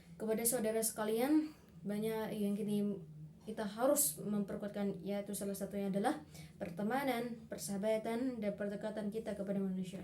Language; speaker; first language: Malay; non-native, local second language; Madurese